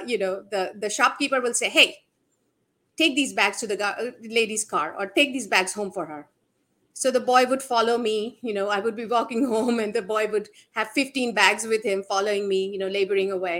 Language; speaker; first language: English; non-native, local second language; Bangla